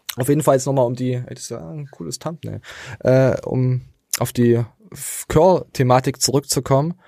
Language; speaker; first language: German; native; German